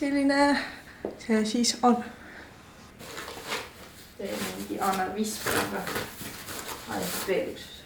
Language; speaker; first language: Estonian; native; Estonian